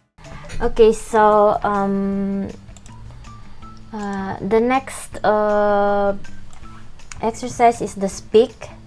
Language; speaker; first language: English; non-native, fluent; Indonesian